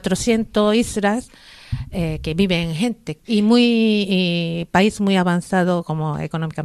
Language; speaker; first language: Spanish; non-native, learner; Japanese